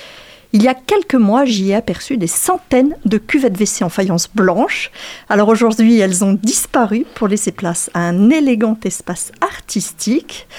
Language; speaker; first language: French; native; French